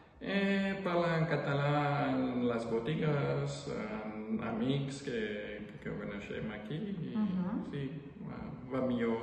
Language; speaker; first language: Catalan; non-native, learner; French